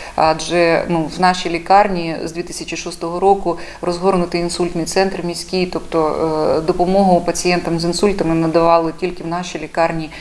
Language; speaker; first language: Ukrainian; native; Ukrainian